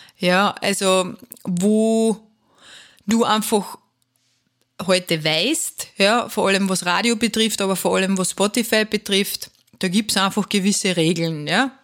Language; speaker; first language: German; native; German